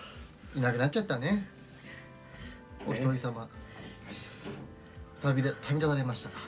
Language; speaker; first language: Japanese; native; Japanese